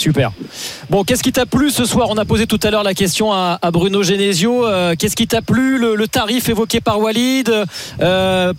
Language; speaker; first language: French; native; French